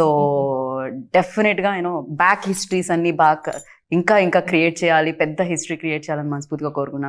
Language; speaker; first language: Telugu; native; Telugu